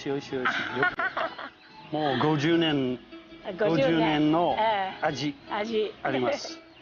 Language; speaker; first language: Japanese; non-native, learner; English